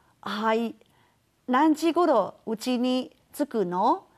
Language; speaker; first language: Japanese; non-native, fluent; Chinese